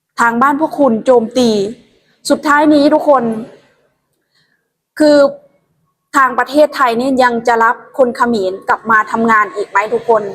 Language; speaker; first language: Thai; non-native, local second language; Lao